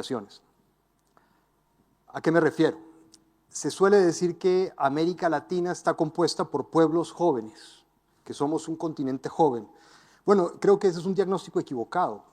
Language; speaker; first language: Spanish; native; Spanish